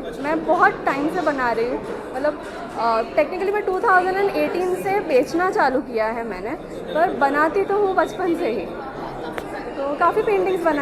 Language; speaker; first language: Hindi; native; Hindi